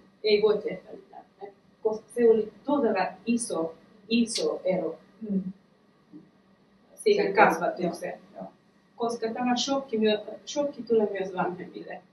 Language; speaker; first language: Finnish; non-native, fluent; Persian